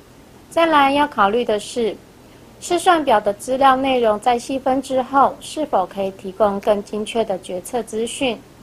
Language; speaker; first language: Chinese; native; Chinese